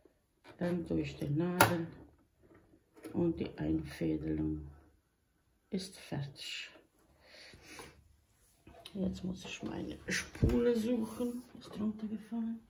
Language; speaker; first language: German; non-native, local second language; Bosnian